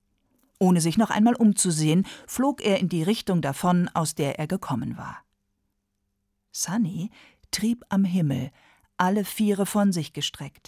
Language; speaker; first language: German; native; German